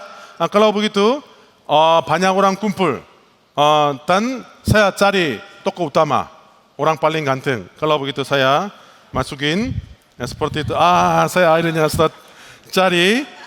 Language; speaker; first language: Indonesian; non-native, learner; Korean